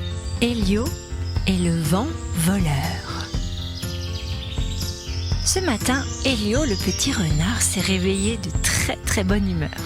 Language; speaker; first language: French; native; French